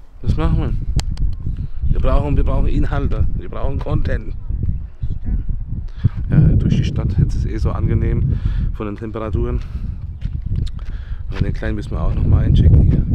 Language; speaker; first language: German; native; German